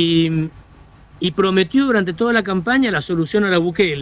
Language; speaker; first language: Spanish; native; Spanish